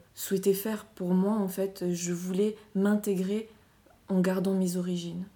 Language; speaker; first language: French; non-native, local second language; Malagasy